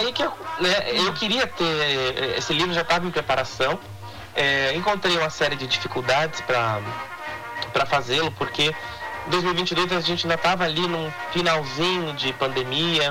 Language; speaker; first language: Portuguese; native; Portuguese